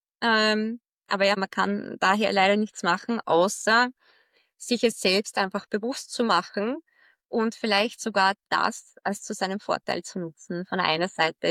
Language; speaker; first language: German; early bilingual, other home language; Arabic